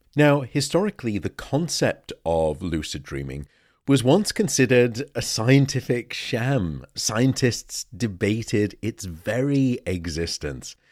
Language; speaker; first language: English; native; English